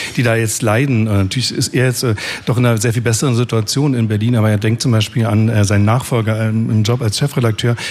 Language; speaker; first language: German; native; German